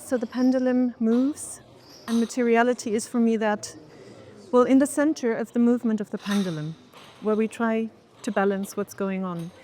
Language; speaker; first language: English; non-native, fluent; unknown